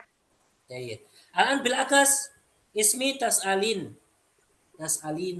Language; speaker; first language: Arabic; non-native, fluent; Indonesian